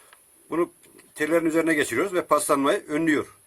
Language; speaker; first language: Turkish; native; Turkish